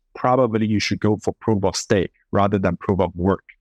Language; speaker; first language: English; non-native, fluent; Chinese